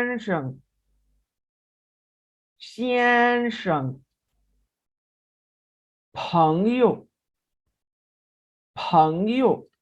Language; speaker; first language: Chinese; non-native, fluent; Urdu